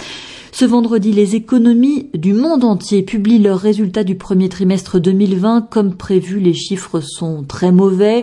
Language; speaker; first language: French; native; French